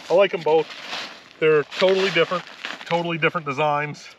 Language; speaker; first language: English; native; English